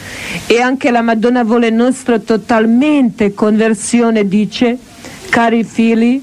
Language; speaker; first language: Italian; non-native, learner; Croatian